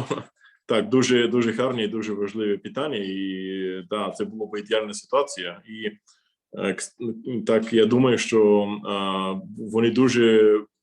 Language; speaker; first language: Ukrainian; non-native, fluent; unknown